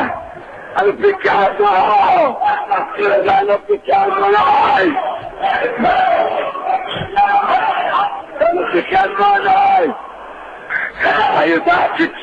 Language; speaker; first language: Italian; non-native, learner; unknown